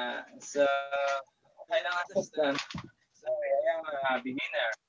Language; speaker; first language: English; non-native, learner; Spanish